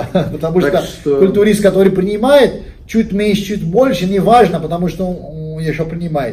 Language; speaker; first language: Russian; non-native, learner; Portuguese